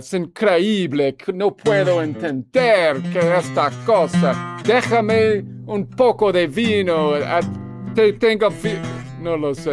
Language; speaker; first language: Spanish; non-native, learner; English